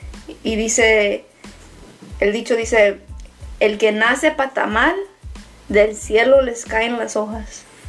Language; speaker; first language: Spanish; early bilingual, heritage; Spanish